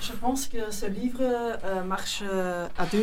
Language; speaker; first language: French; non-native, local second language; Dutch